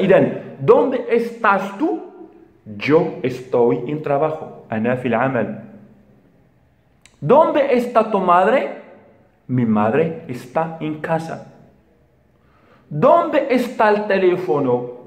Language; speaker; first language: Spanish; non-native, fluent; Arabic